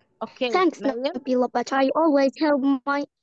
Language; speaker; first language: English; non-native, learner; Arabic